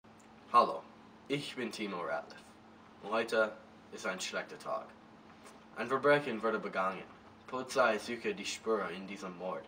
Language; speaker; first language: German; non-native, learner; English